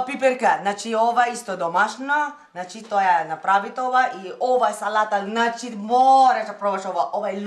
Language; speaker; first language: Macedonian; non-native, learner; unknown